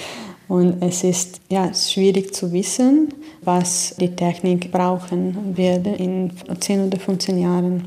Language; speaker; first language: German; non-native, fluent; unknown